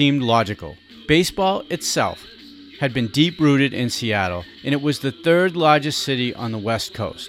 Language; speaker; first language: English; native; English